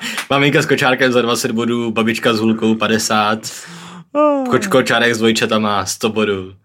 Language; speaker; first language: Czech; native; Czech